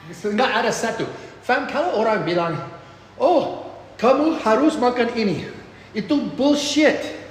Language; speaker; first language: Indonesian; non-native, fluent; English